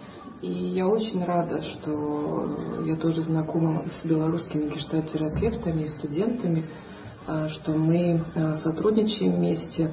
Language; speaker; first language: Russian; non-native, fluent; Lithuanian